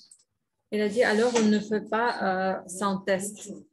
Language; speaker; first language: French; non-native, fluent; Russian